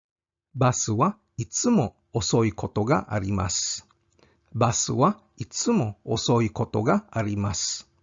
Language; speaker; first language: Japanese; non-native, fluent; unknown